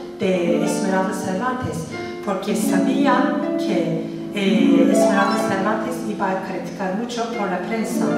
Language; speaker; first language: Spanish; non-native, fluent; Turkish